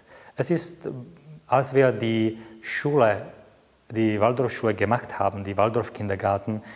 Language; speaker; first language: German; non-native, fluent; Czech